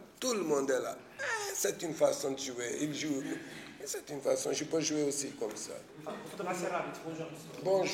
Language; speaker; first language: French; non-native, fluent; Portuguese